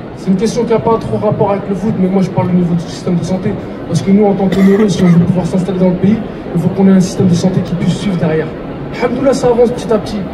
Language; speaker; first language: French; native; French